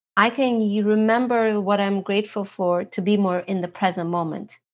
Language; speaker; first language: English; non-native, fluent; Turkish